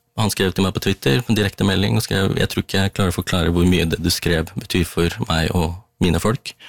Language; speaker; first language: Norwegian; early bilingual, other home language; Tamil